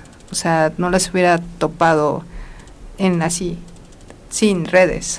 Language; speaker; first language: Spanish; native; Spanish